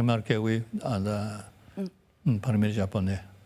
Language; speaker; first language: French; non-native, fluent; Japanese